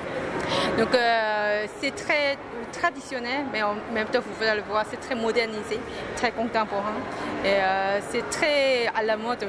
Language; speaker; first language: French; non-native, fluent; Korean